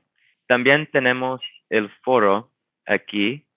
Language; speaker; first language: Spanish; non-native, fluent; English